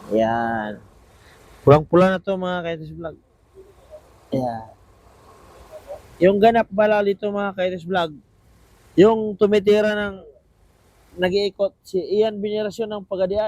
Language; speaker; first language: Filipino; non-native, local second language; Cebuano